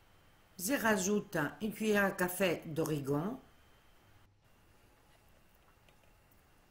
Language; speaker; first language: French; non-native, fluent; Greek